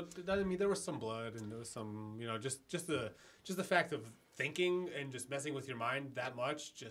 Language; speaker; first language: English; native; English